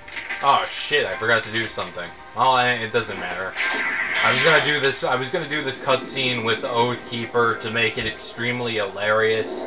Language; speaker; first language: English; native; English